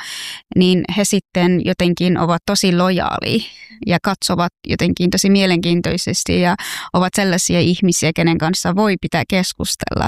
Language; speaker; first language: Finnish; early bilingual, other home language; Persian